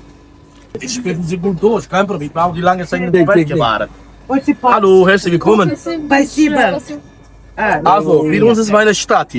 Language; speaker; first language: German; non-native, learner; Turkish